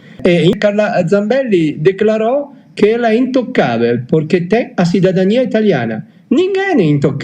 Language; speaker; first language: Portuguese; non-native, fluent; Italian